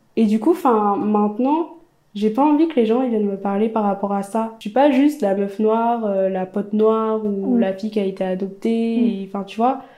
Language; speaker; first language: French; early bilingual, other home language; Amharic